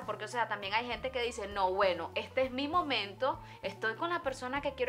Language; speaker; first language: Spanish; native; Spanish